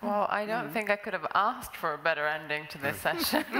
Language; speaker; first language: English; non-native, fluent; Norwegian